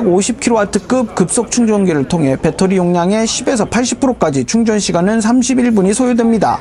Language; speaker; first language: Korean; native; Korean